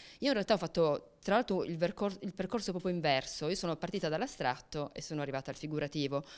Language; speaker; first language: Italian; native; Italian